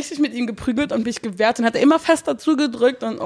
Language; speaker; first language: German; native; German